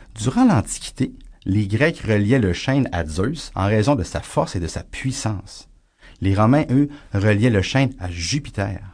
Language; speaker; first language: French; native; French